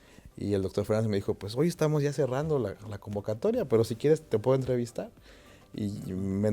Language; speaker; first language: Spanish; native; Spanish